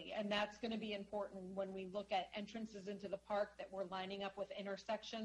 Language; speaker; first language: English; native; English